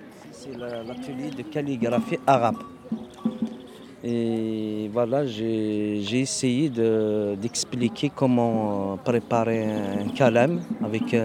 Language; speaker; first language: French; non-native, local second language; Arabic